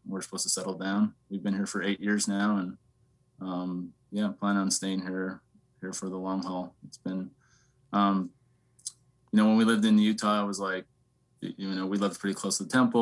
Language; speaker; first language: English; native; English